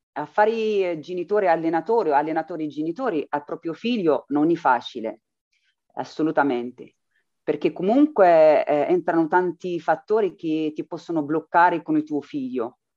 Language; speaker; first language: Italian; non-native, fluent; Arabic